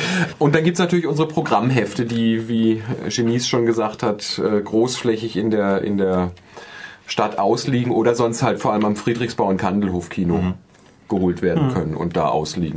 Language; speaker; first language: German; native; German